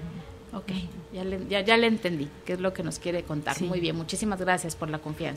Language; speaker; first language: Spanish; native; Spanish